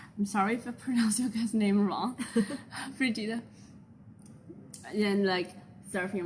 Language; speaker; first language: English; non-native, fluent; Chinese